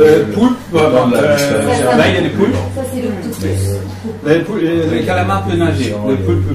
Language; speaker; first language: French; non-native, fluent; German